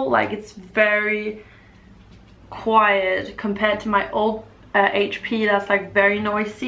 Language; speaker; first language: English; non-native, fluent; Danish